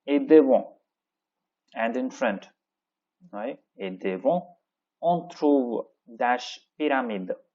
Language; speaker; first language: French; non-native, fluent; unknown